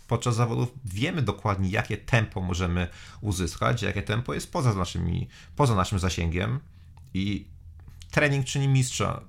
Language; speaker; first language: Polish; native; Polish